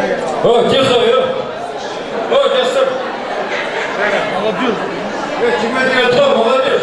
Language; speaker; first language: Russian; non-native, local second language; Kazakh